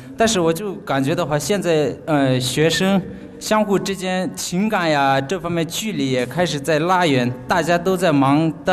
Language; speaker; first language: Chinese; non-native, local second language; Tibetan